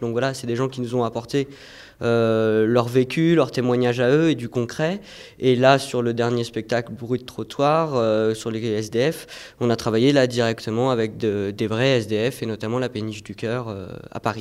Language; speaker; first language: French; native; French